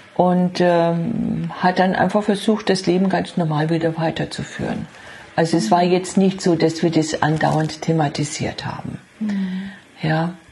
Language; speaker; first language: German; native; German